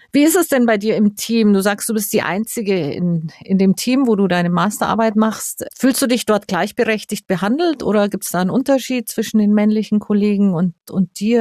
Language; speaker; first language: German; native; German